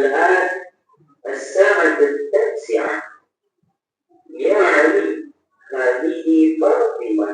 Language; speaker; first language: Arabic; non-native, learner; Indonesian